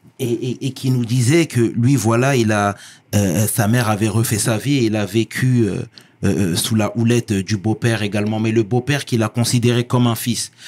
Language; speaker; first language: French; native; French